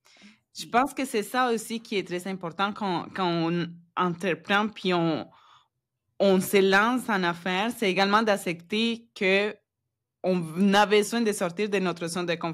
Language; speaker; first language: French; non-native, fluent; Spanish